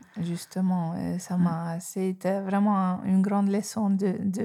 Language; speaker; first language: French; non-native, fluent; Hungarian